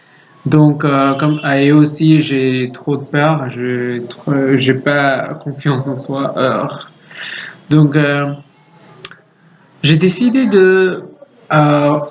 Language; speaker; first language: French; non-native, learner; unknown